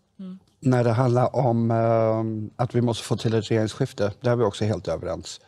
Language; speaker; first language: Swedish; native; Swedish